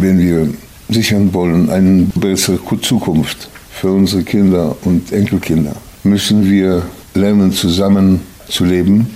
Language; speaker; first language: German; non-native, fluent; Hebrew